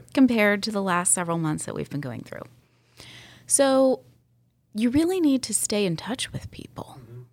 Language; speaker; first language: English; native; English